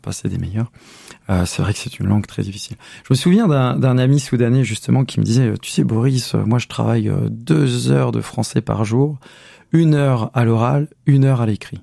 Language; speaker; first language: French; native; French